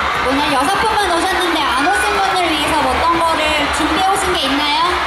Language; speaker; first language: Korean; non-native, fluent; Thai